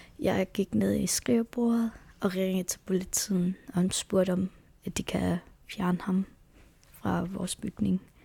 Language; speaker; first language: Danish; non-native, local second language; Kalaallisut